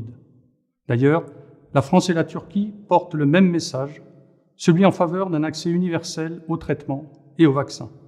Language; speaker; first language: French; native; French